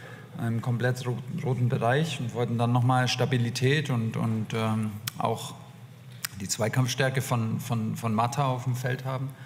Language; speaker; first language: German; native; German